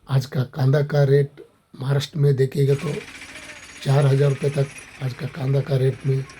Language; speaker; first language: Hindi; non-native, local second language; Kannada